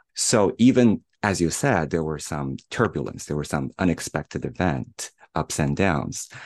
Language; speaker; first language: English; non-native, fluent; Chinese